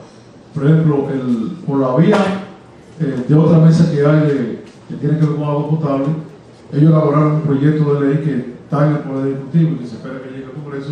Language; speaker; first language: Spanish; native; Spanish